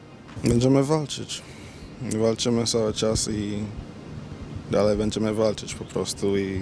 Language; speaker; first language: Polish; early bilingual, other home language; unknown